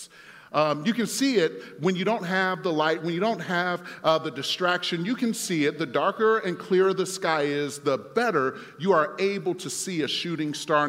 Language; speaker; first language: English; native; English